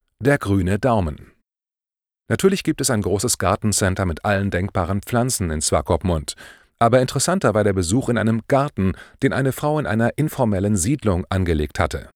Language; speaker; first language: German; native; German